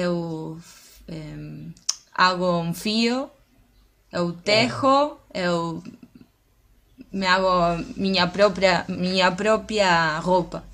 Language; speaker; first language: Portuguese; non-native, learner; Spanish